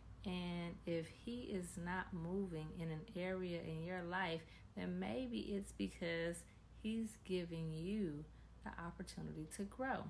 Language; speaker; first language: English; native; English